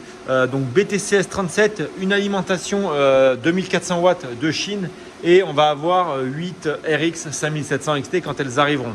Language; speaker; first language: French; native; French